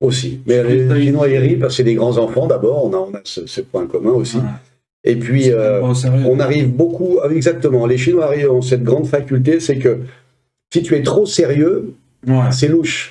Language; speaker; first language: French; native; French